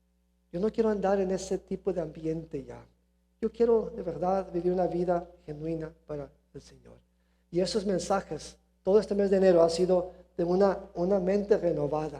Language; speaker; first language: Spanish; early bilingual, heritage; Spanish